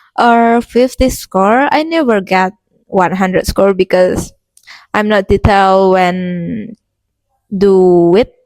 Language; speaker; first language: English; non-native, learner; Indonesian